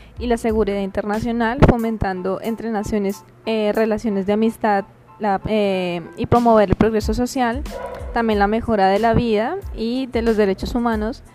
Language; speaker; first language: Spanish; native; Spanish